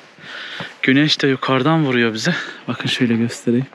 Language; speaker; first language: Turkish; native; Turkish